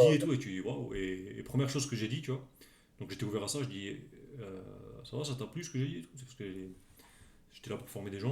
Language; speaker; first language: French; native; French